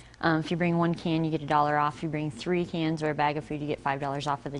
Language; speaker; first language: English; native; English